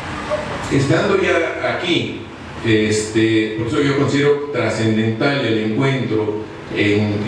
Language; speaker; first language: Spanish; native; Spanish